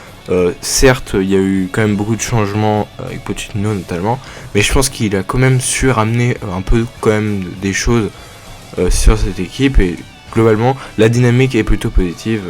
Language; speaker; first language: French; native; French